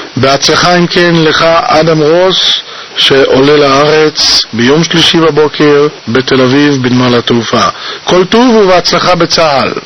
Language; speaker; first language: Hebrew; native; Hebrew